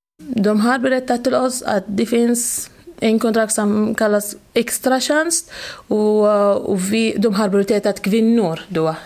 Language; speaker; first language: Swedish; non-native, fluent; Arabic